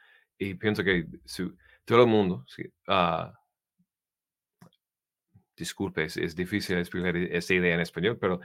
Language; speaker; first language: Spanish; non-native, fluent; English